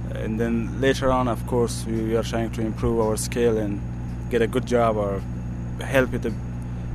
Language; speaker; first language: English; non-native, fluent; Persian